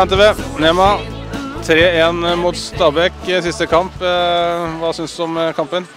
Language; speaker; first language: Norwegian; native; Norwegian